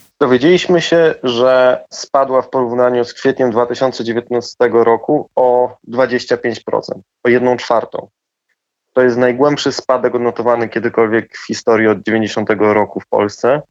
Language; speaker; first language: Polish; native; Polish